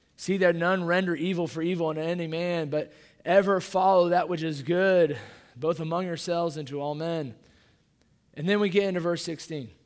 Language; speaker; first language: English; native; English